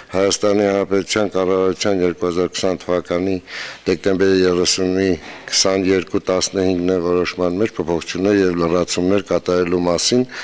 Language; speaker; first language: Armenian; native; Armenian